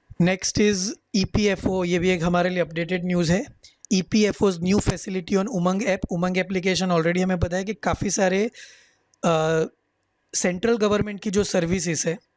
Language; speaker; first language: Hindi; native; Hindi